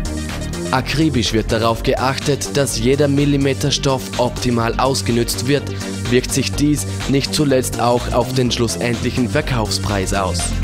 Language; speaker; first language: German; native; German